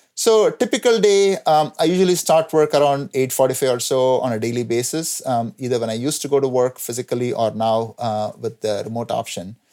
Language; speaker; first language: English; non-native, local second language; Tamil